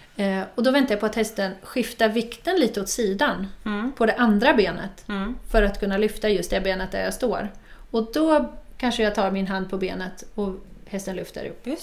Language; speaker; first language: Swedish; non-native, fluent; Dutch